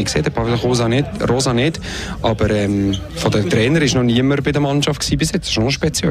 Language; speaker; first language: German; native; German